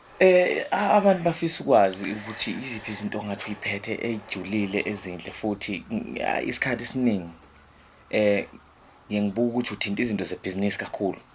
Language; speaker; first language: Zulu; native; Zulu